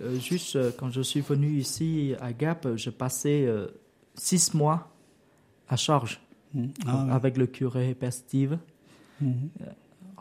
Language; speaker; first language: French; non-native, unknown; Vietnamese